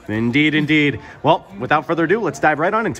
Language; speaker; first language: English; native; English